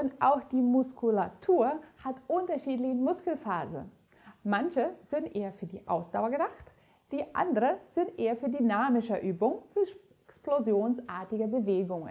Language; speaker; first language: German; native; German